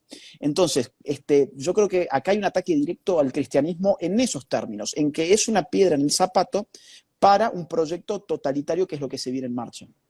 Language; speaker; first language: Spanish; native; Spanish